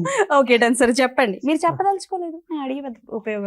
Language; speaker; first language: Telugu; native; Telugu